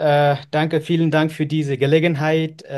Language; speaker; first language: German; non-native, fluent; Nepali